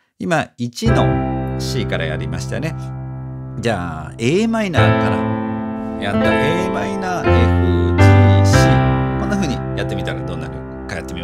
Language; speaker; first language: Japanese; native; Japanese